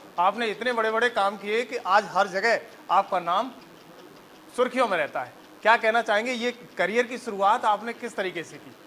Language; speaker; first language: Hindi; native; Hindi